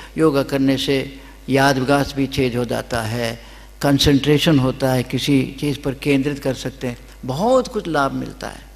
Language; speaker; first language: Hindi; non-native, local second language; Kannada